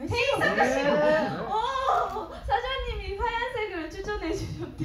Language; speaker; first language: Japanese; native; Japanese